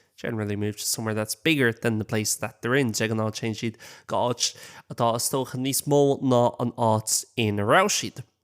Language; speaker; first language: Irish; non-native, local second language; English